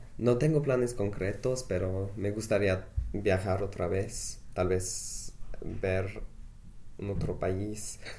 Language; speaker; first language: Spanish; non-native, fluent; English